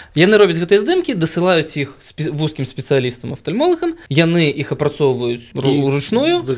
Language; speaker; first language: Belarusian; non-native, local second language; Russian